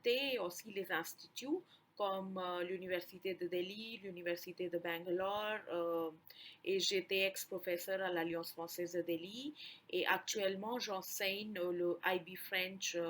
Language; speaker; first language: French; non-native, fluent; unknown